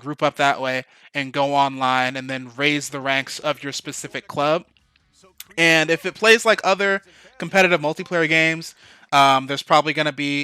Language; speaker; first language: English; native; English